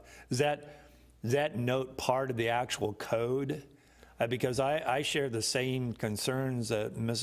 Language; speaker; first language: English; native; English